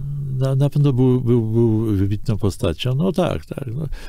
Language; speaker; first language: Polish; native; Polish